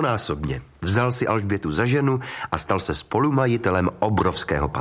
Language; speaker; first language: Czech; native; Czech